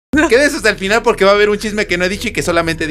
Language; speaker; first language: Spanish; native; Spanish